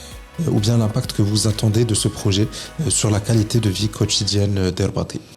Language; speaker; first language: French; non-native, local second language; Arabic